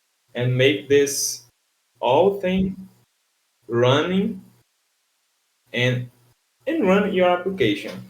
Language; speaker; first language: English; non-native, learner; Portuguese